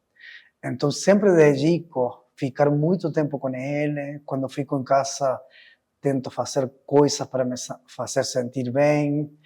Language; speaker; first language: Portuguese; non-native, fluent; Spanish